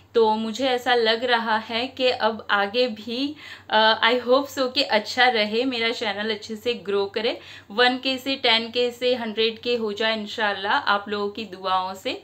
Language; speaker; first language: Hindi; non-native, local second language; Bangla